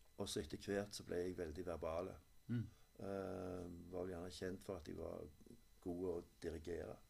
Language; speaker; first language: Norwegian; native; Norwegian